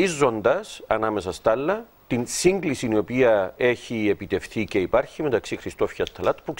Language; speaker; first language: Greek; native; Greek